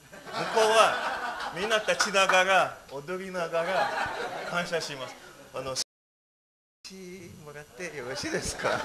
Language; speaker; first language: Japanese; non-native, learner; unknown